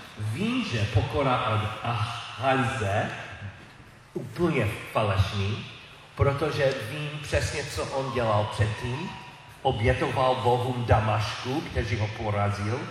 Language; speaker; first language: Czech; non-native, learner; English